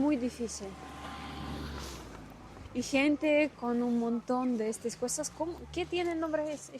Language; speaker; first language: Spanish; non-native, learner; Russian